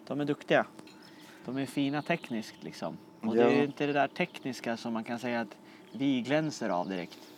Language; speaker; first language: Swedish; native; Swedish